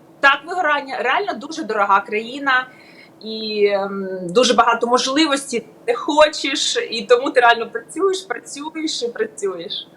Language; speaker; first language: Ukrainian; native; Ukrainian